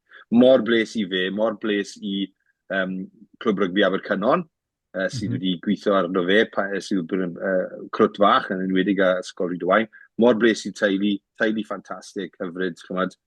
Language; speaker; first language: Welsh; native; Welsh